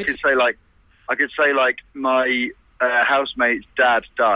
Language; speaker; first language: English; native; English